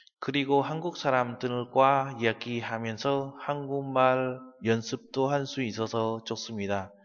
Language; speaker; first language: Korean; non-native, fluent; Vietnamese